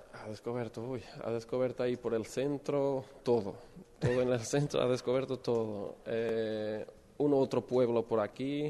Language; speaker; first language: Spanish; non-native, fluent; Portuguese